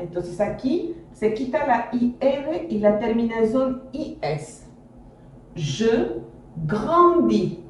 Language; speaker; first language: Spanish; non-native, fluent; French